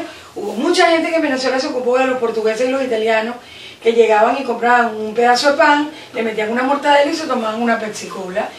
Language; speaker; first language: Spanish; native; Spanish